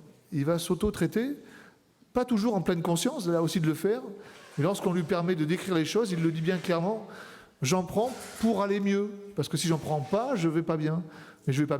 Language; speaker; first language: French; native; French